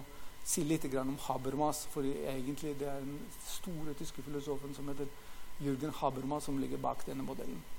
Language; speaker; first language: Norwegian; non-native, fluent; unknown